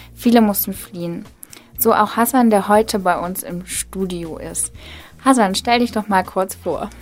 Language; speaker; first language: German; native; German